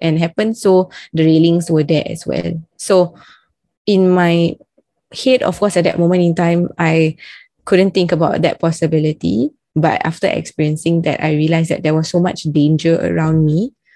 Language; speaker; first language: English; non-native, local second language; Malay